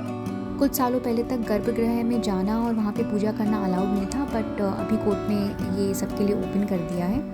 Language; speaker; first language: Hindi; native; Hindi